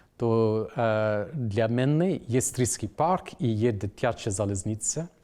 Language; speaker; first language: Ukrainian; non-native, fluent; English